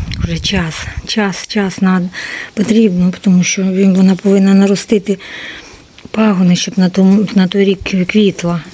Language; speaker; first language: Ukrainian; non-native, local second language; Russian